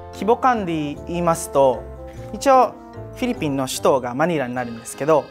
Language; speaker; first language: Japanese; early bilingual, other home language; Cebuano